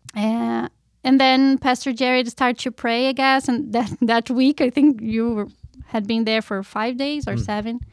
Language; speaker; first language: English; non-native, fluent; Portuguese